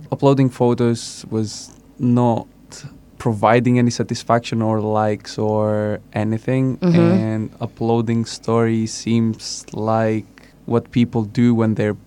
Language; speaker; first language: English; non-native, fluent; Greek